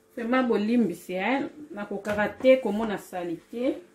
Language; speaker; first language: French; non-native, local second language; Lingala